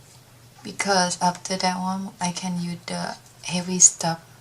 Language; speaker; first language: English; non-native, learner; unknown